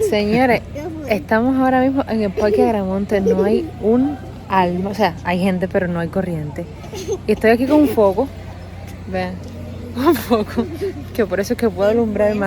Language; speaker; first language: Spanish; native; Spanish